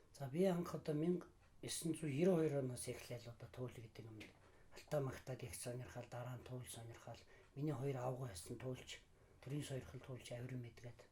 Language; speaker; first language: Mongolian; native; Mongolian